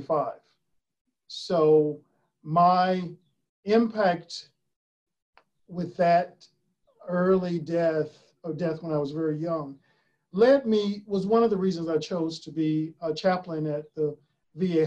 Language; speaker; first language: English; native; English